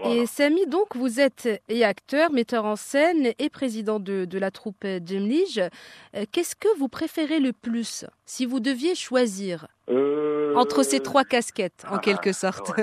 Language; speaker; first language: French; native; French